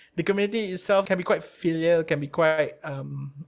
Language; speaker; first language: English; non-native, local second language; Malay